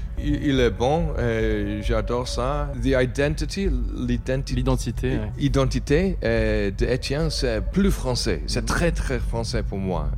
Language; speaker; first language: French; non-native, learner; English